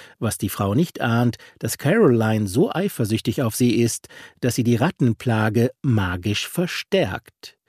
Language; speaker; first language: German; native; German